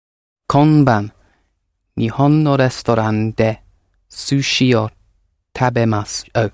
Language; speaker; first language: Japanese; non-native, learner; English